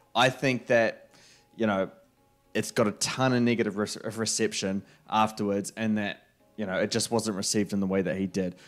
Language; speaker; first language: English; native; English